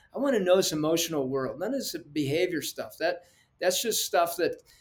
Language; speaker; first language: English; early bilingual, other home language; Spanish